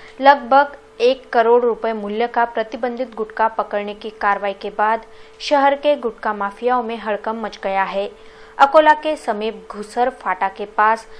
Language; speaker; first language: Hindi; non-native, local second language; Marathi